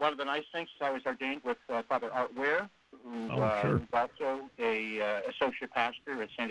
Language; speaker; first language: English; native; English